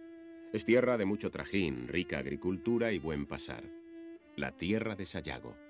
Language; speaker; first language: Spanish; native; Spanish